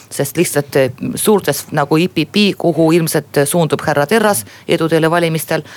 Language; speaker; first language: Estonian; non-native, local second language; Russian